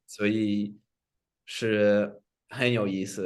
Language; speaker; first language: Chinese; non-native, fluent; English